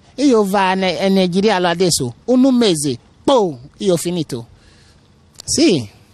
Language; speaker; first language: Italian; non-native, learner; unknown